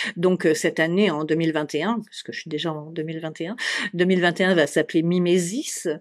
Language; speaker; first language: French; native; French